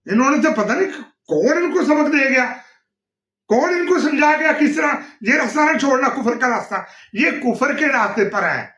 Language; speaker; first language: Urdu; non-native, local second language; Punjabi